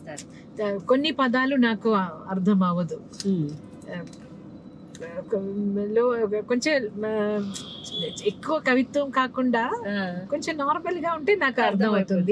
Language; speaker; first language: Telugu; non-native, local second language; Malayalam